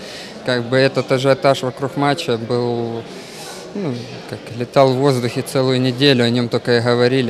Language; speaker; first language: Russian; native; Russian